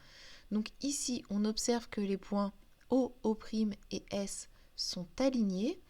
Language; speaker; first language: French; native; French